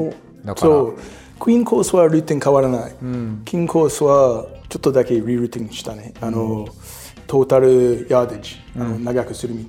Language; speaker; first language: Japanese; non-native, learner; English